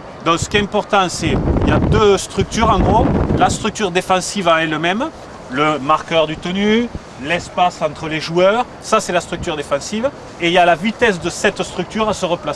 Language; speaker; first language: French; native; French